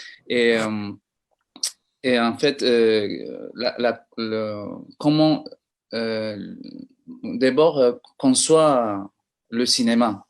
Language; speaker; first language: French; non-native, fluent; Spanish